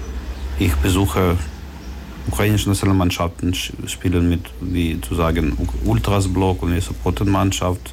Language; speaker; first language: German; non-native, learner; Ukrainian